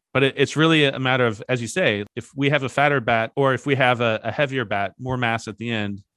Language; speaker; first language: English; native; English